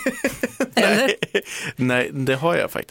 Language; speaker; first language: Swedish; native; Swedish